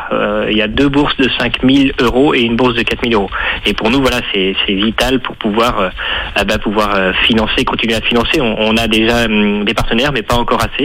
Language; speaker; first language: French; native; French